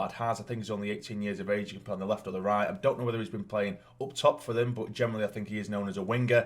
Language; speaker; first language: English; native; English